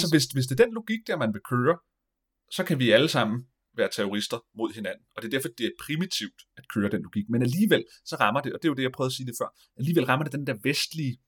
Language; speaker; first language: Danish; native; Danish